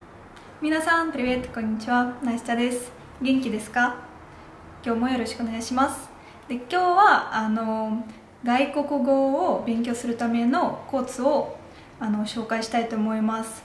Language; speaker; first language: Japanese; non-native, fluent; Russian